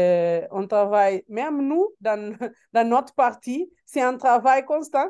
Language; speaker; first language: French; non-native, learner; Portuguese